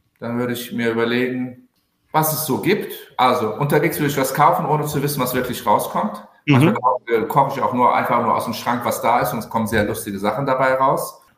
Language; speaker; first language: German; early bilingual, other home language; Turkish